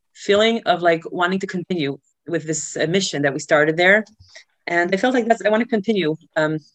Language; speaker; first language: English; early bilingual, other home language; Hebrew